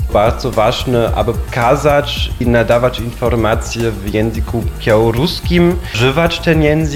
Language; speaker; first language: Polish; non-native, fluent; German